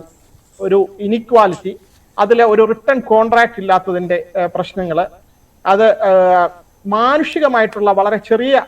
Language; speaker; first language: Malayalam; native; Malayalam